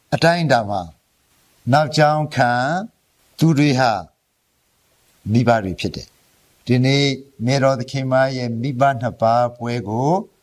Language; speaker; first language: Burmese; non-native, local second language; Hakha Chin